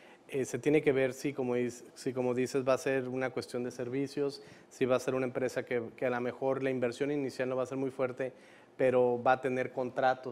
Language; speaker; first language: Spanish; native; Spanish